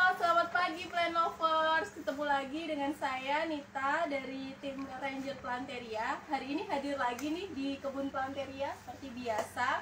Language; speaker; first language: Indonesian; native; Indonesian